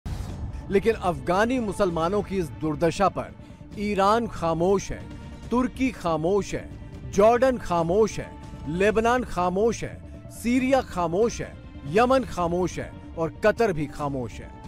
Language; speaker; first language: Hindi; native; Hindi